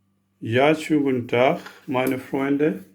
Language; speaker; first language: German; non-native, learner; Urdu